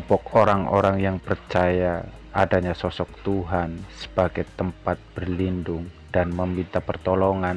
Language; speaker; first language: Indonesian; native; Indonesian